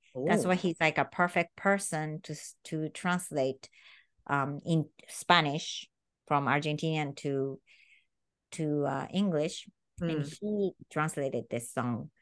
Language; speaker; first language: English; non-native, fluent; Japanese